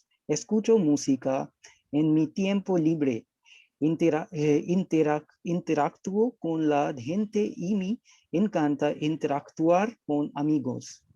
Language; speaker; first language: Spanish; non-native, learner; Hindi